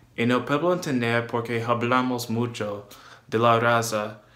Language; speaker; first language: Spanish; non-native, learner; English